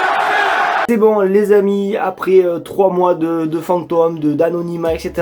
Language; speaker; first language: French; native; French